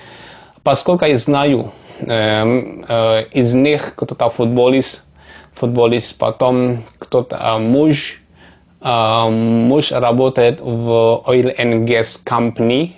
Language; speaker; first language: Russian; non-native, learner; Javanese